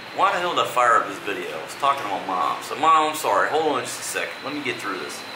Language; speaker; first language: English; native; English